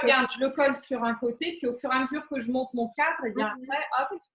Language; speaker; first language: French; native; French